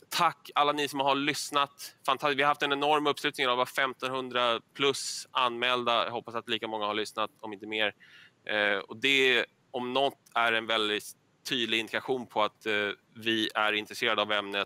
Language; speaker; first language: Swedish; native; Swedish